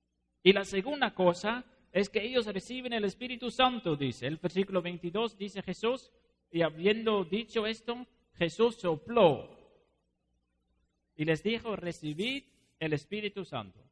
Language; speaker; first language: Spanish; non-native, fluent; Dutch